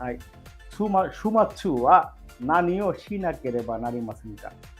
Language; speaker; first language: Japanese; non-native, fluent; Bangla